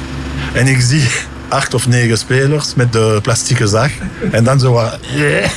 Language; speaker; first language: Dutch; non-native, local second language; French